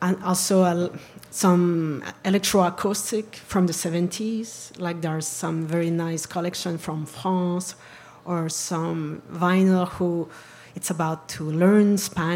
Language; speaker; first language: English; non-native, learner; French